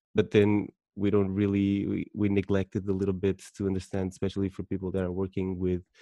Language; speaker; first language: English; non-native, fluent; Portuguese